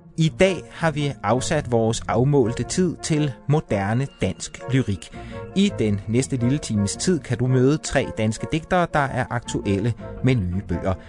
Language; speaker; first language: Danish; native; Danish